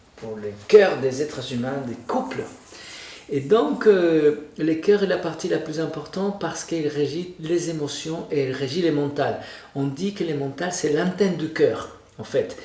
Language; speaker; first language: French; non-native, fluent; Spanish